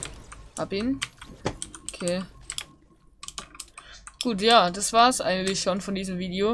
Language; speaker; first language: German; native; German